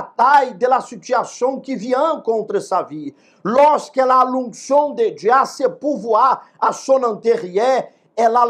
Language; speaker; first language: French; non-native, fluent; Portuguese